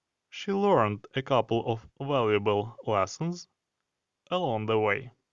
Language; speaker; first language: English; non-native, fluent; Ukrainian